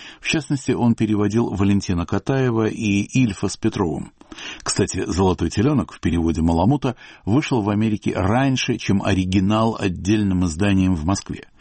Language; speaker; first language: Russian; native; Russian